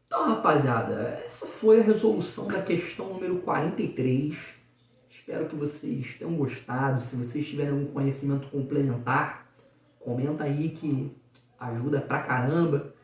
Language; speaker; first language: Portuguese; native; Portuguese